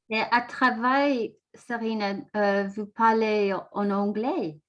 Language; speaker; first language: French; non-native, learner; English